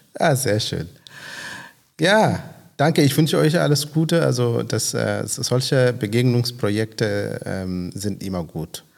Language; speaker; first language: German; non-native, fluent; Swahili